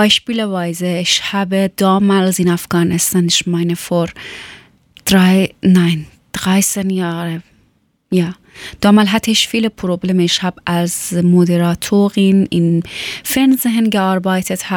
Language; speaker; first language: German; non-native, learner; Persian